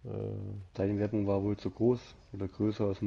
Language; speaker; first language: German; native; German